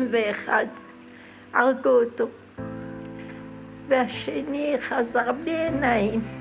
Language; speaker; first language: Hebrew; non-native, learner; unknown